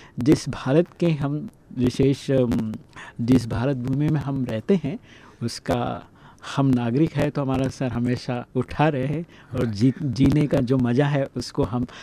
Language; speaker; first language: Hindi; native; Hindi